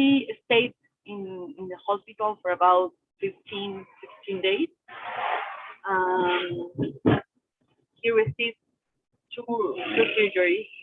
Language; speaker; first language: English; non-native, learner; Spanish